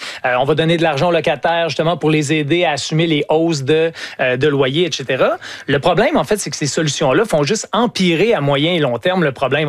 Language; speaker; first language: French; native; French